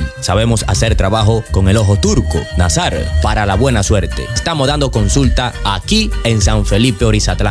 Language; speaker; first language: Spanish; native; Spanish